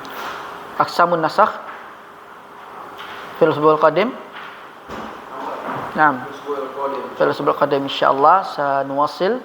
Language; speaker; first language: Arabic; non-native, fluent; Indonesian